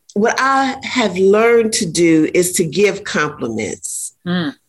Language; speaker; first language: English; native; English